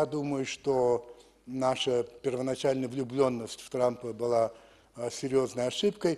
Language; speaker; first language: Russian; early bilingual, heritage; French